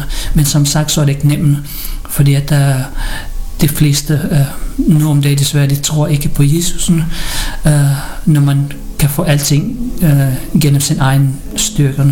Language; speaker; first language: Danish; non-native, learner; Filipino